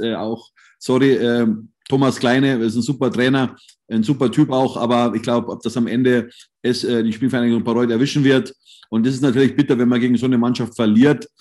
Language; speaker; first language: German; native; German